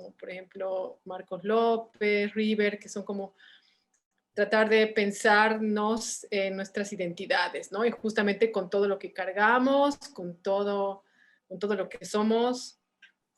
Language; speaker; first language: Spanish; native; Spanish